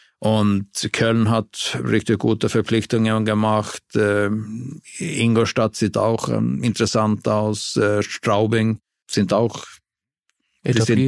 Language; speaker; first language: German; non-native, fluent; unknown